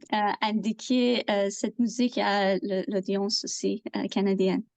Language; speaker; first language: French; non-native, learner; Persian